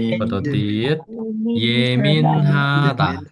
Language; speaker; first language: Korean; non-native, fluent; Khmer